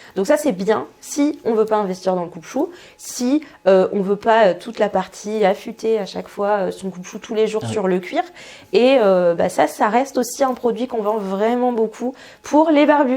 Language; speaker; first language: French; native; French